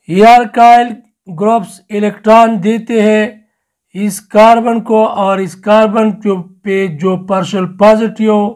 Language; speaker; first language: Urdu; non-native, local second language; Pashto